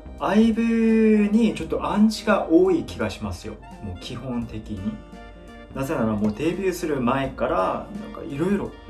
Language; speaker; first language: Japanese; non-native, fluent; Korean